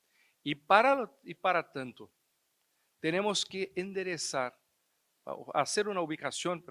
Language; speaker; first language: Spanish; non-native, fluent; Portuguese